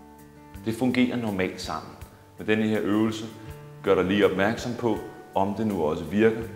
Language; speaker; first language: Danish; native; Danish